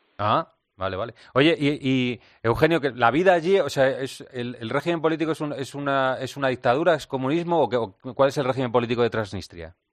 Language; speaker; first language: Spanish; native; Spanish